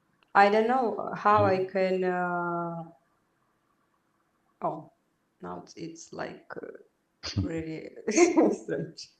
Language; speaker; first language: English; non-native, learner; Belarusian